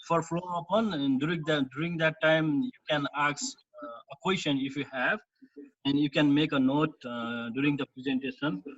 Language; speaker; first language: English; non-native, local second language; Nepali